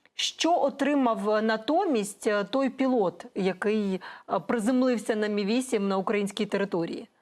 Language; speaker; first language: Ukrainian; native; Ukrainian